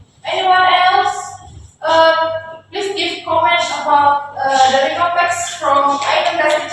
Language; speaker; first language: English; non-native, learner; Indonesian